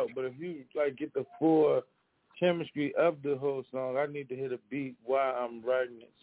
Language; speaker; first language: English; native; English